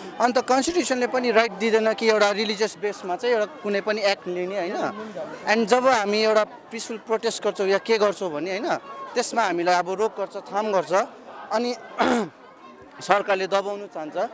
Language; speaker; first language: Nepali; native; Nepali